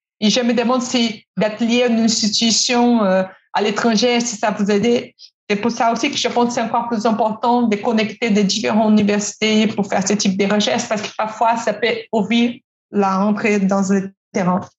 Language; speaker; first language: French; non-native, fluent; Portuguese